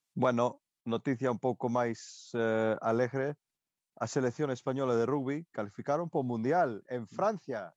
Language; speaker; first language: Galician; non-native, local second language; Spanish